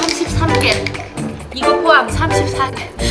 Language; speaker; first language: Korean; non-native, fluent; Chinese